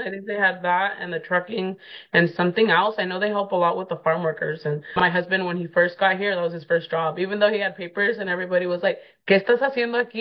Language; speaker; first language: English; early bilingual, other home language; Spanish